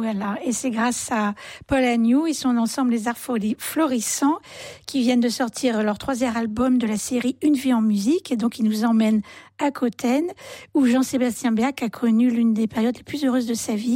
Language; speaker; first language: French; native; French